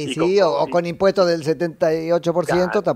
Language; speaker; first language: Spanish; native; Spanish